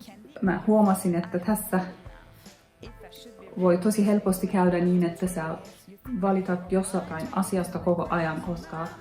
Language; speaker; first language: Finnish; non-native, fluent; Turkish